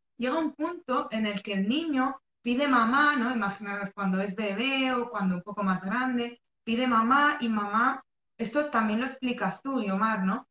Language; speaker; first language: Spanish; early bilingual, other home language; Arabic